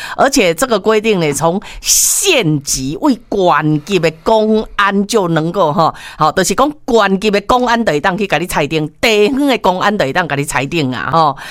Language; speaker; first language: Chinese; native; Chinese